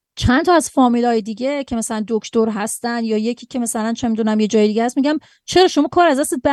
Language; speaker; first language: Persian; native; Persian